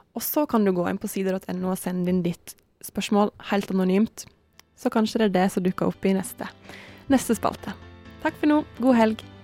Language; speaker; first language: Norwegian; native; Norwegian